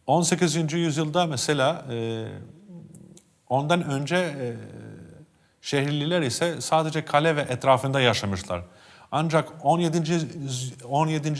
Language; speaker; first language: Turkish; non-native, fluent; Albanian